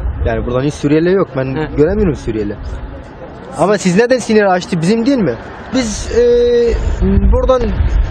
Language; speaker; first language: Turkish; non-native, learner; Arabic